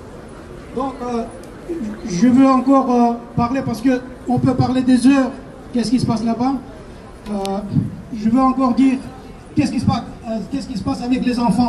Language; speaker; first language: French; non-native, fluent; Uyghur